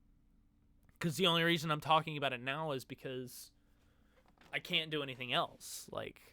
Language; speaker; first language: English; native; English